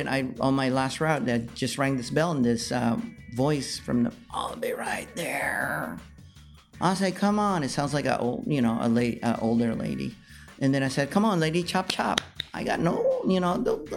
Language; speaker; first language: English; non-native, local second language; Filipino